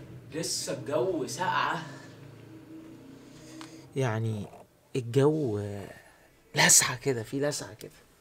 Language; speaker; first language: Arabic; native; Arabic